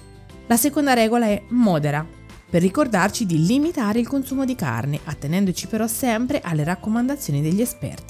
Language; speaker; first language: Italian; native; Italian